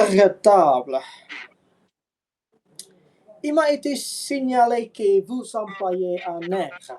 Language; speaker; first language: French; non-native, learner; English